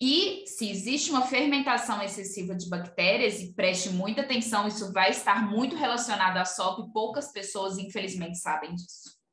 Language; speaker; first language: Portuguese; native; Portuguese